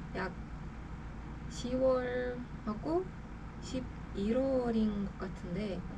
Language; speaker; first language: Korean; non-native, fluent; Persian